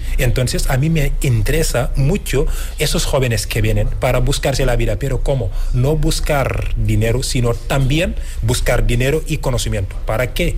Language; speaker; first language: Spanish; non-native, fluent; Wolof